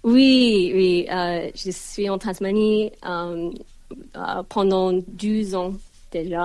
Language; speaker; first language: French; non-native, learner; English